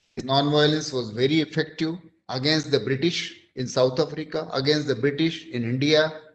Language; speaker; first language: English; non-native, local second language; Marathi